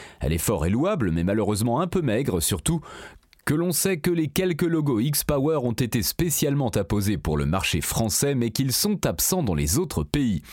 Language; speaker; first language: French; native; French